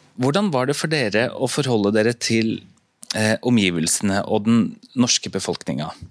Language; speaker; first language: Norwegian; native; Norwegian